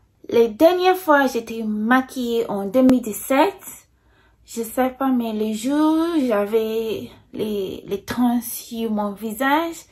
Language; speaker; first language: French; non-native, fluent; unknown